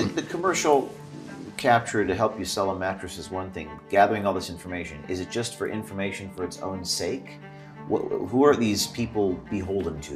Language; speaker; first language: English; native; English